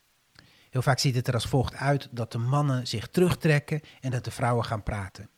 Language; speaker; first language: Dutch; native; Dutch